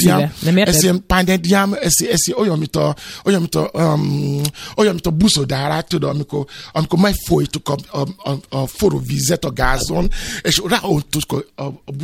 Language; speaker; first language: Hungarian; non-native, fluent; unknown